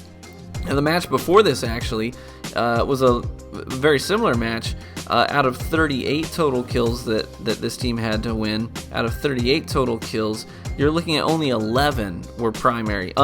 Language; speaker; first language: English; native; English